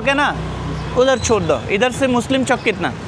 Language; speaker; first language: Hindi; non-native, learner; Bangla